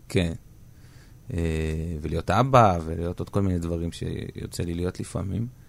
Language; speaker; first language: Hebrew; native; Hebrew